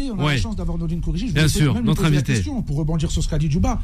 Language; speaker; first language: French; non-native, local second language; Arabic